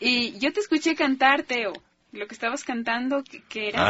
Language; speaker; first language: Spanish; native; Spanish